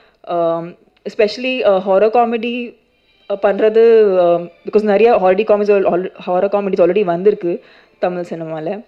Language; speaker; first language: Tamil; non-native, fluent; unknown